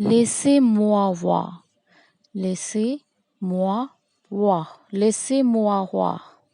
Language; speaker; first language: French; non-native, fluent; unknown